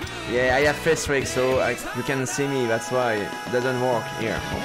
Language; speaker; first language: English; non-native, fluent; French